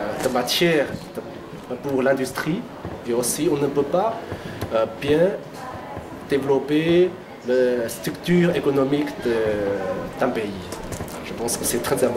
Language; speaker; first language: French; non-native, fluent; Chinese